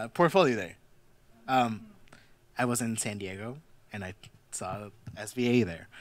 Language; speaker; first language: English; early bilingual, other home language; Spanish